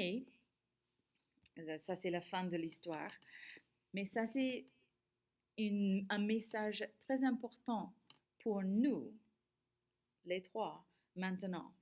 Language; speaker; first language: French; non-native, fluent; English